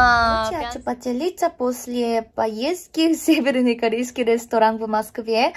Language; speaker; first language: Russian; non-native, learner; Korean